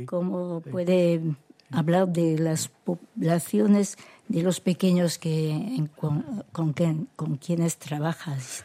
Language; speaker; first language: Spanish; non-native, fluent; French